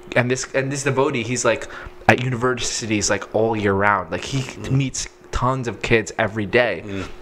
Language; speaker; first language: English; native; English